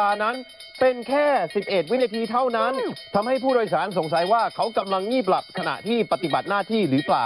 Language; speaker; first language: Thai; non-native, fluent; English